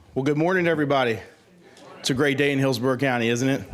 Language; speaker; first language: English; native; English